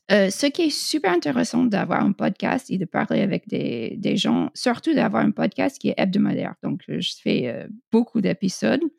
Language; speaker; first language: French; non-native, fluent; English